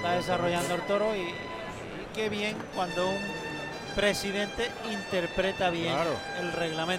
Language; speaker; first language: Spanish; native; Spanish